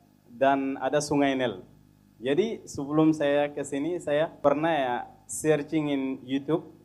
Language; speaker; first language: Indonesian; non-native, fluent; Arabic